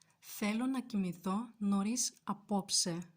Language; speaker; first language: Greek; non-native, fluent; Turkish